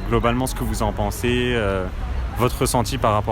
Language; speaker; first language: French; native; French